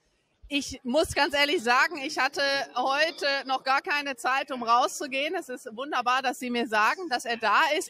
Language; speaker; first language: German; native; German